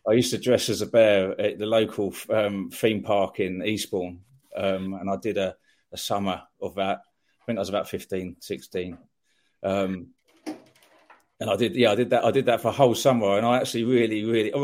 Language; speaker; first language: English; native; English